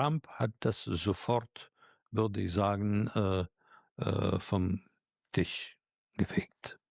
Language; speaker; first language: German; non-native, fluent; Russian